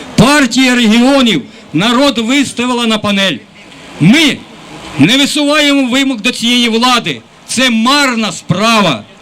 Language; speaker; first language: Ukrainian; native; Ukrainian